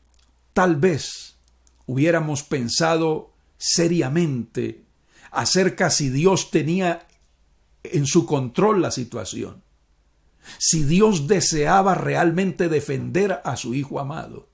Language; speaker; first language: Spanish; native; Spanish